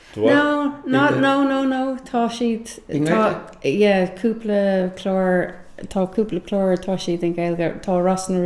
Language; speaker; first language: Irish; non-native, learner; English